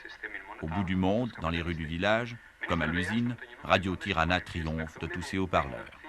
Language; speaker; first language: French; native; French